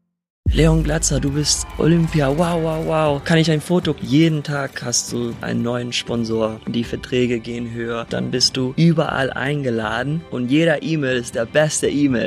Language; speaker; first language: German; early bilingual, heritage; German